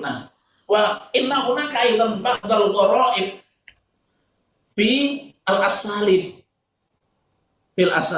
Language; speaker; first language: Arabic; non-native, fluent; Indonesian